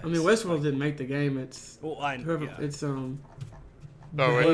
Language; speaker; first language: English; native; English